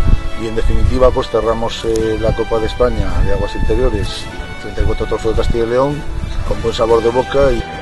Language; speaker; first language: Spanish; native; Spanish